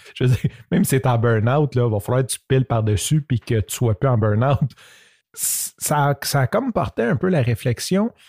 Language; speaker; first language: French; native; French